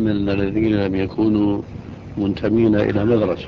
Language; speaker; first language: Arabic; native; Arabic